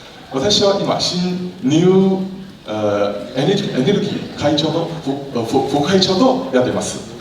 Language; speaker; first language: Japanese; non-native, learner; Chinese